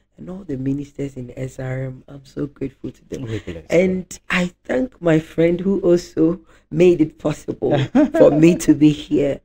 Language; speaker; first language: English; non-native, local second language; Akan